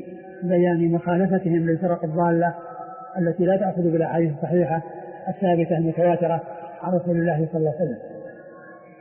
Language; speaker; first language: Arabic; native; Arabic